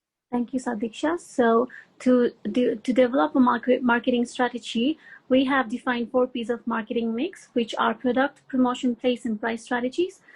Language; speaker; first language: English; non-native, fluent; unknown